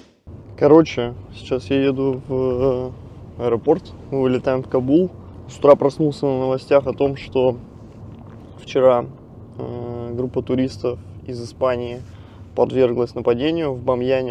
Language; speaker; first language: Russian; native; Russian